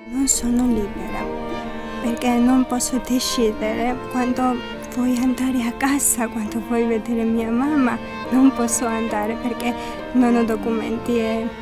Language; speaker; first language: Italian; non-native, learner; Georgian